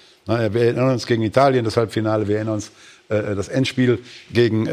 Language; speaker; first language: German; native; German